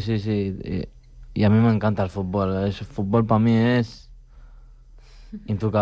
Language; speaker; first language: Catalan; non-native, local second language; Spanish